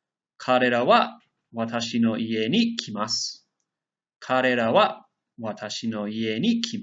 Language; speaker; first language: Japanese; non-native, learner; English